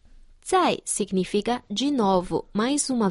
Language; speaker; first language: Portuguese; non-native, fluent; Chinese